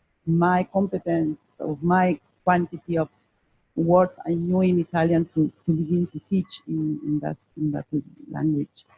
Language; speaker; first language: English; non-native, fluent; Spanish